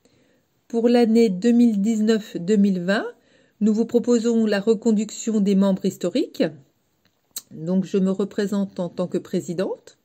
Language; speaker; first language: French; native; French